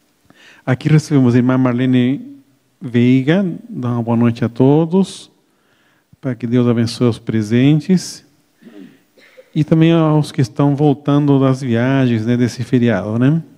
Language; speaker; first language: Portuguese; native; Portuguese